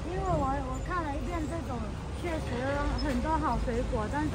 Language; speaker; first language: Chinese; non-native, fluent; Vietnamese